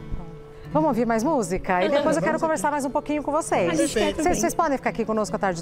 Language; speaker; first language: Portuguese; native; Portuguese